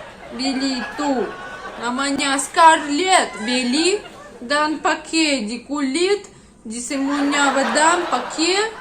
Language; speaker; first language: Indonesian; non-native, learner; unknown